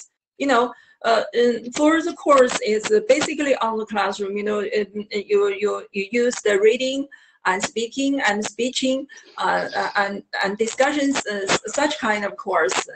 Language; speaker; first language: English; non-native, learner; Chinese